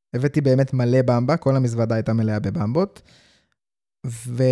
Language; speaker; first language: Hebrew; early bilingual, heritage; Hebrew